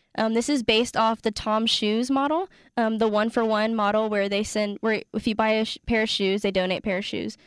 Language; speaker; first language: English; native; English